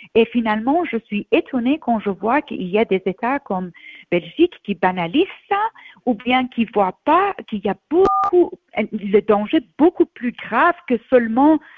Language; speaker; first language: French; non-native, fluent; Persian